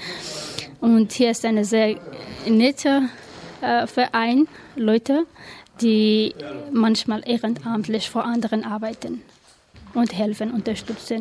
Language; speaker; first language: German; non-native, learner; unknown